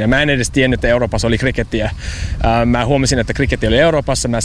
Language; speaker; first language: Finnish; non-native, fluent; English